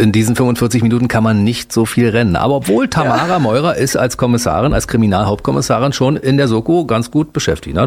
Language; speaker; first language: German; native; German